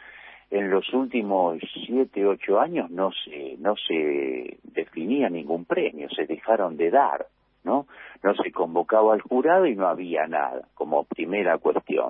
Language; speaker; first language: Spanish; native; Spanish